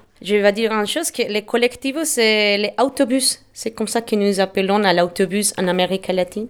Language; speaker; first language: French; non-native, fluent; Spanish